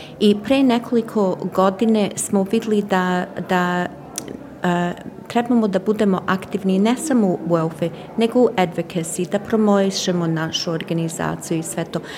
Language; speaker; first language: Croatian; early bilingual, heritage; Serbian